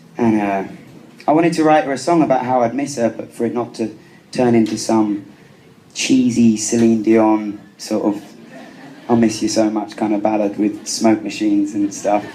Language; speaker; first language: English; native; English